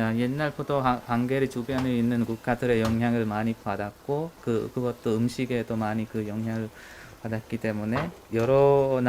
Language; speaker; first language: Korean; non-native, learner; Hungarian